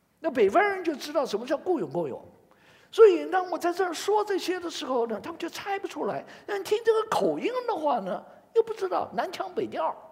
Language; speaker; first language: Chinese; native; Chinese